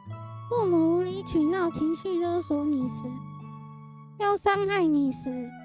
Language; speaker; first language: Chinese; native; Chinese